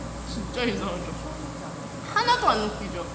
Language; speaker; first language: Korean; non-native, fluent; Thai